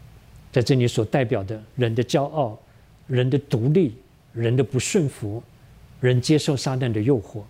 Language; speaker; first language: Chinese; native; Chinese